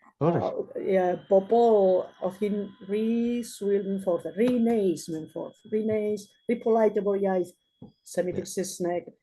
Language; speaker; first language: Welsh; non-native, fluent; Basque